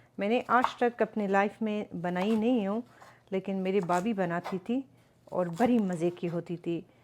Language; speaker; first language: Urdu; early bilingual, other home language; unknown